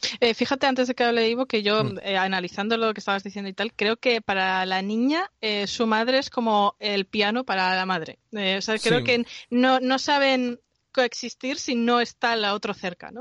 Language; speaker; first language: Spanish; native; Spanish